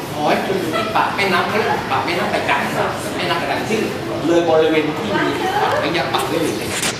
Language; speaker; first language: Thai; non-native, fluent; Vietnamese